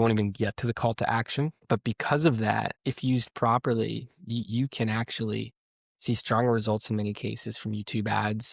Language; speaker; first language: English; native; English